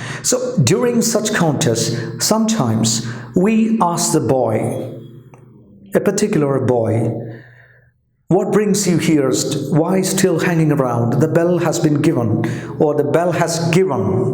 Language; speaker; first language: English; non-native, local second language; Malayalam